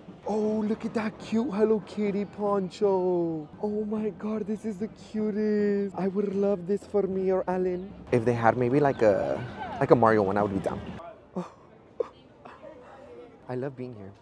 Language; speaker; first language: English; early bilingual, other home language; Spanish